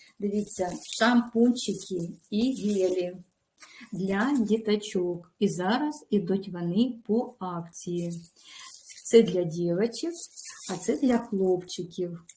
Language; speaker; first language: Ukrainian; non-native, local second language; Russian